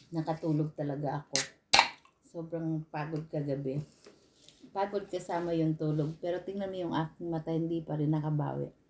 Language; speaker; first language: Filipino; native; Filipino